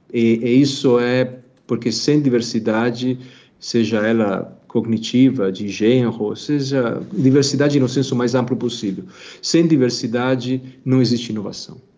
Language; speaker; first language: Portuguese; non-native, fluent; Italian